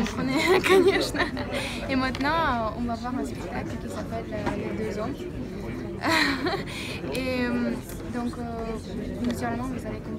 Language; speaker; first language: French; non-native, fluent; Russian